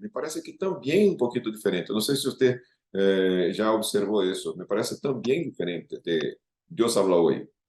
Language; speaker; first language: Spanish; non-native, fluent; Portuguese